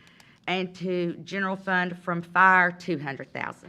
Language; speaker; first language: English; native; English